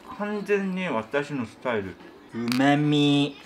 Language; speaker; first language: Japanese; non-native, fluent; Korean